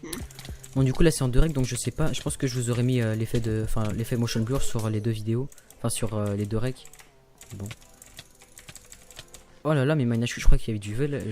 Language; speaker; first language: French; native; French